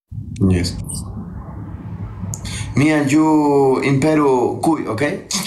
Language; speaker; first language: English; non-native, learner; Spanish